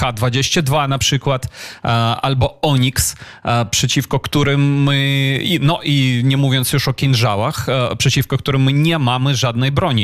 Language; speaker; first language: Polish; non-native, fluent; Ukrainian